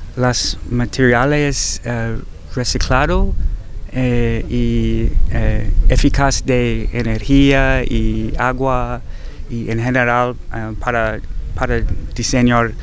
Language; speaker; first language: Spanish; non-native, learner; English